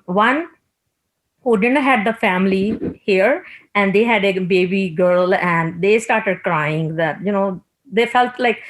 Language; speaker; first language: English; non-native, local second language; Punjabi